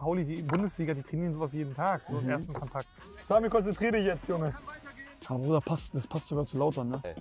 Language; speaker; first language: German; native; German